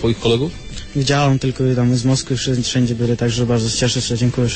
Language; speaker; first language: Polish; non-native, learner; Russian